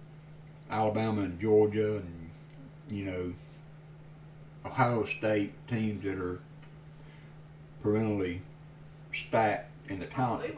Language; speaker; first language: English; native; English